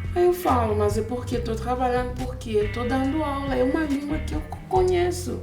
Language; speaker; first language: Portuguese; non-native, fluent; Swahili